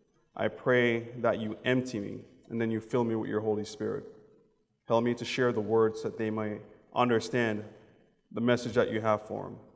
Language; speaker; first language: English; native; English